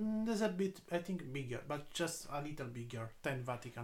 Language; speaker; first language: English; non-native, learner; Italian